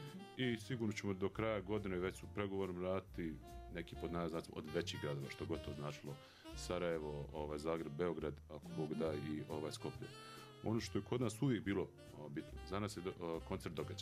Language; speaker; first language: Serbian; native; Serbian